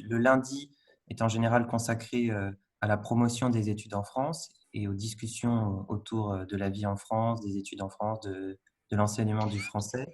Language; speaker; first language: French; native; French